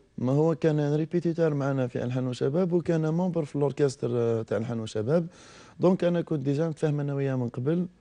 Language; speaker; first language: Arabic; native; Arabic